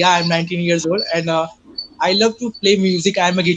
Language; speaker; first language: English; non-native, learner; Hindi